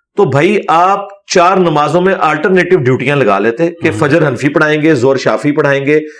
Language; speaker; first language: Urdu; native; Urdu